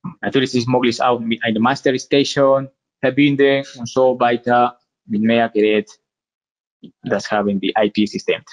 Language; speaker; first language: German; non-native, learner; Spanish